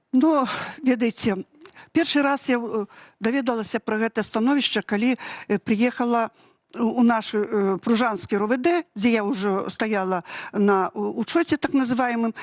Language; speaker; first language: Belarusian; native; Belarusian